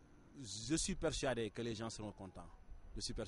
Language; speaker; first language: French; non-native, local second language; Wolof